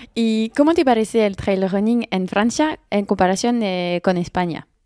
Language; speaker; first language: Spanish; non-native, learner; French